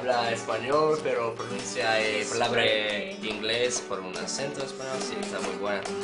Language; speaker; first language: Spanish; non-native, learner; English